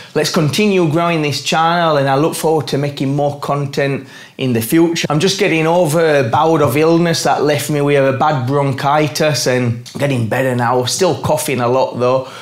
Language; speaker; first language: English; native; English